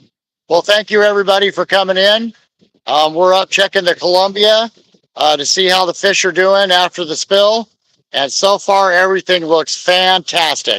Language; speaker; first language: English; native; English